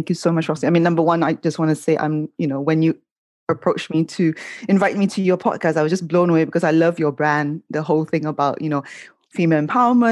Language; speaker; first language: English; non-native, local second language; Cantonese